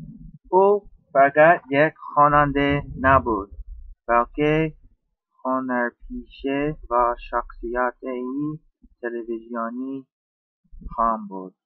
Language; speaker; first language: Persian; non-native, learner; English